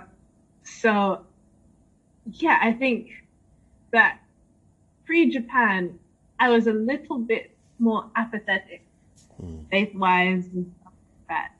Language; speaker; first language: English; native; English